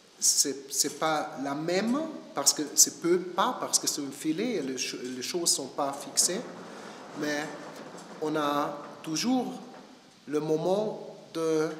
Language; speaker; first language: French; non-native, learner; German